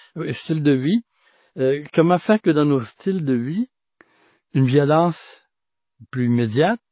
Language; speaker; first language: French; native; French